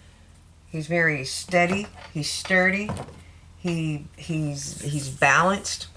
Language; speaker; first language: English; native; English